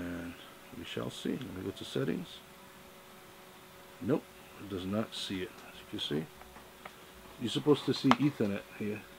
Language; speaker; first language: English; native; English